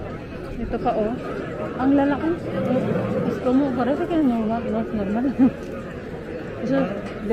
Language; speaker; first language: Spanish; non-native, learner; Filipino